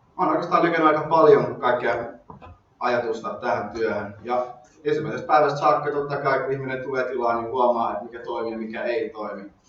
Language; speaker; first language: Finnish; native; Finnish